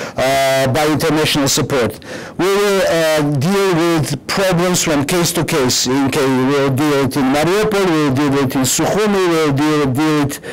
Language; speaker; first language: English; non-native, fluent; Georgian